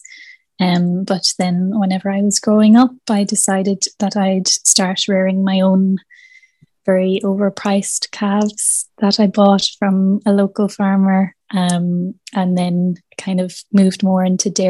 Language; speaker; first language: English; native; English